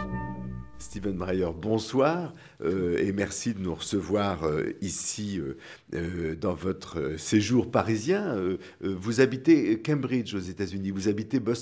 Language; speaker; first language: French; native; French